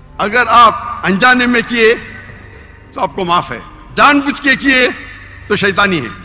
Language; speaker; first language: Urdu; non-native, local second language; Konkani